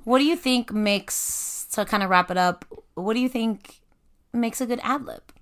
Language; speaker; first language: English; native; English